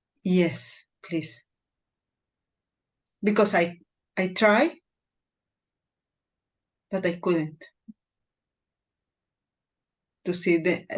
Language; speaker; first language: English; non-native, fluent; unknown